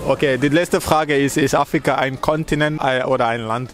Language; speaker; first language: German; non-native, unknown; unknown